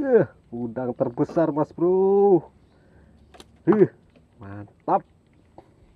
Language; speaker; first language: Indonesian; native; Indonesian